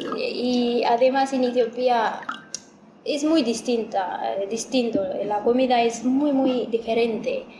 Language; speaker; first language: Spanish; non-native, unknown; Amharic